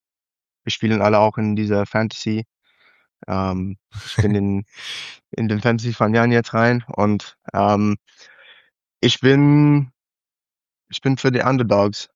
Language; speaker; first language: German; non-native, learner; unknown